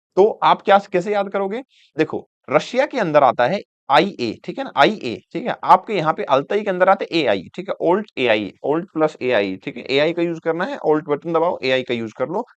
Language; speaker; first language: Hindi; native; Hindi